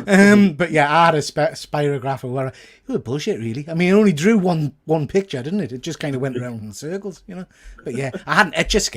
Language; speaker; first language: English; native; English